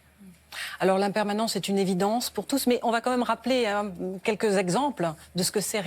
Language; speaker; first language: French; native; French